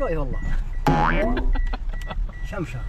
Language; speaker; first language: Arabic; native; Arabic